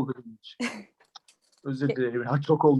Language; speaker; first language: Turkish; early bilingual, heritage; Turkish